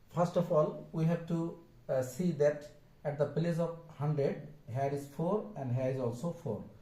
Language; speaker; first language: English; non-native, local second language; Bangla